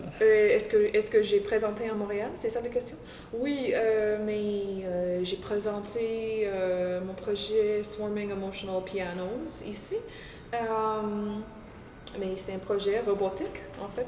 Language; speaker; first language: French; non-native, local second language; English